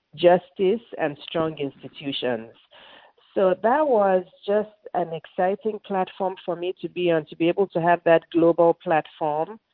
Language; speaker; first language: English; non-native, local second language; Yoruba